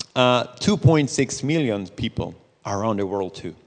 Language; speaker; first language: English; non-native, fluent; Spanish